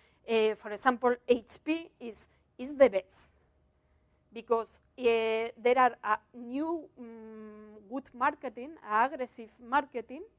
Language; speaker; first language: English; non-native, learner; Spanish